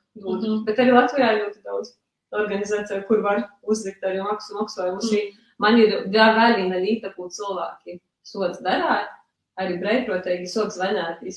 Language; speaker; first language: Latvian; early bilingual, other home language; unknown